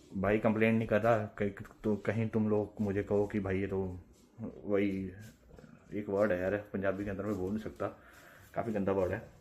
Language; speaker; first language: Hindi; non-native, local second language; Punjabi